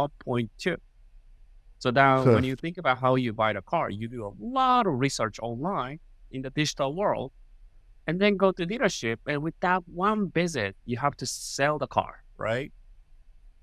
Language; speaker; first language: English; non-native, fluent; Japanese